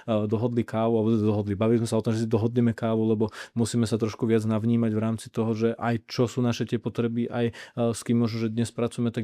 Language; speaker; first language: Slovak; native; Slovak